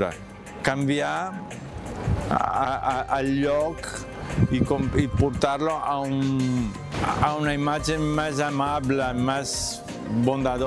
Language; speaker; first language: Catalan; non-native, local second language; Spanish